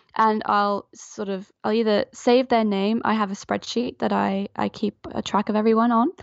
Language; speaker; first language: English; non-native, fluent; French